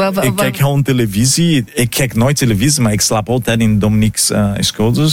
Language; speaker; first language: Dutch; non-native, fluent; Italian